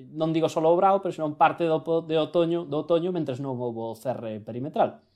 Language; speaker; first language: Galician; native; Galician